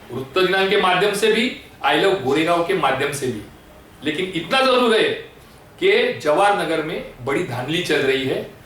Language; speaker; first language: Hindi; non-native, local second language; Marathi